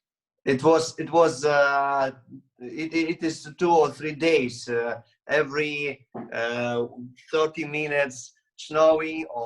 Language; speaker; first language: English; non-native, learner; Russian